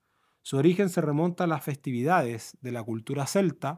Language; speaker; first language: Spanish; native; Spanish